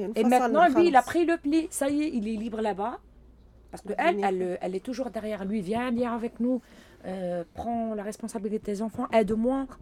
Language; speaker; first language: French; non-native, local second language; Arabic